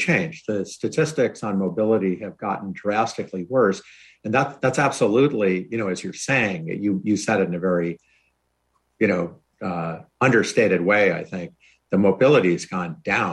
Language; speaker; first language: English; native; English